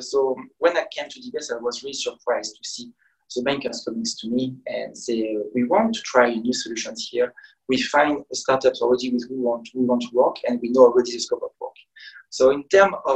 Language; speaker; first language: English; non-native, fluent; French